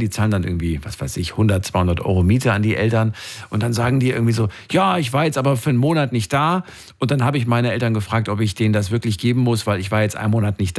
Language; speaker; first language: German; native; German